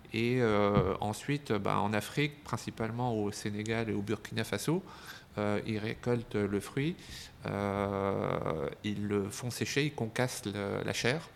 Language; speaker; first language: French; native; French